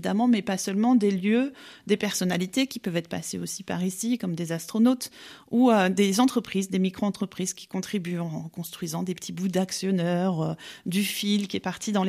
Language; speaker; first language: French; native; French